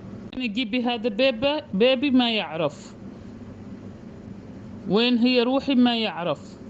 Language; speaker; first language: Arabic; non-native, learner; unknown